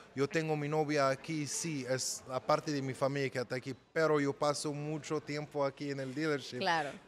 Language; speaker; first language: Spanish; non-native, learner; Arabic